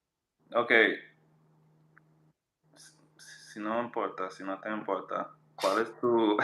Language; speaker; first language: Spanish; non-native, learner; English